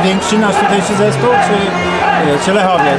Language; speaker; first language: Polish; native; Polish